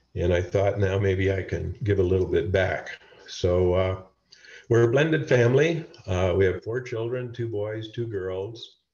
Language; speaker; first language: English; native; English